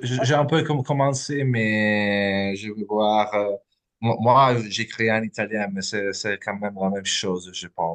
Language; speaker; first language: French; non-native, fluent; Italian